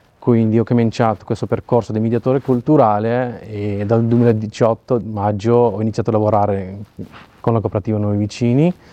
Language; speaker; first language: Italian; non-native, learner; Urdu